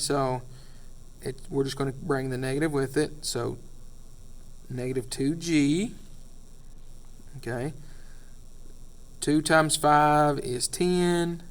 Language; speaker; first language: English; native; English